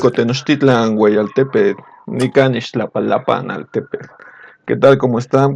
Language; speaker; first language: Spanish; native; Spanish